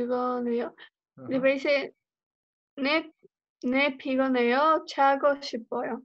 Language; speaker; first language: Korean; non-native, learner; Spanish